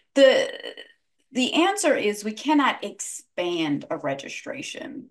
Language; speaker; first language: English; native; English